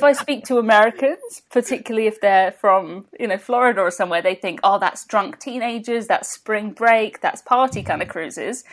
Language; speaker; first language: English; native; English